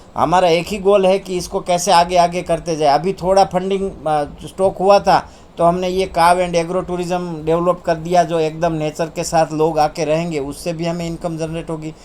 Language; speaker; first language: Hindi; non-native, local second language; Gujarati